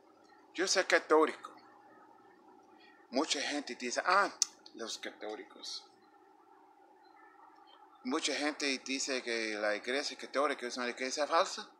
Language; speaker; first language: Spanish; non-native, fluent; English